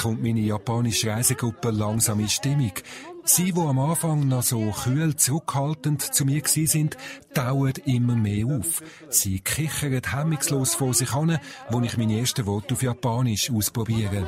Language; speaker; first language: German; native; German